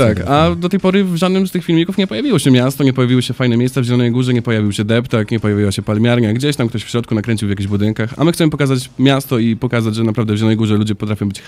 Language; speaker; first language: Polish; native; Polish